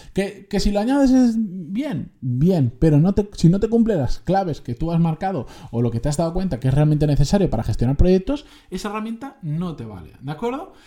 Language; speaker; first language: Spanish; native; Spanish